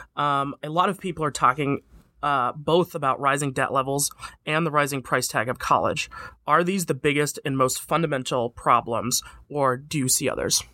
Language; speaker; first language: English; native; English